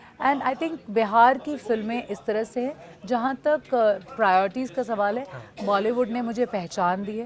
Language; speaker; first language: Hindi; non-native, local second language; Bhojpuri